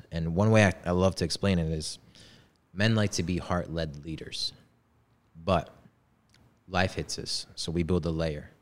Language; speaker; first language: English; early bilingual, other home language; Polish